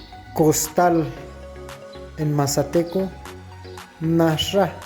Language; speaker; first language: Spanish; non-native, local second language; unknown